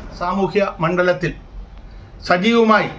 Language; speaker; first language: Malayalam; native; Malayalam